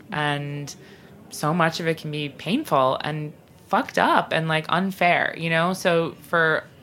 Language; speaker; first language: English; native; English